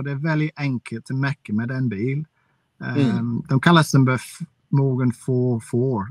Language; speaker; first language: Swedish; non-native, fluent; English